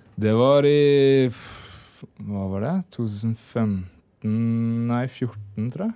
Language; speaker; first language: Norwegian; native; Norwegian